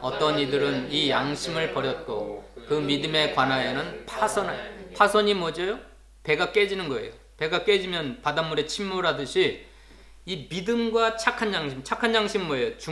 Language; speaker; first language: Korean; native; Korean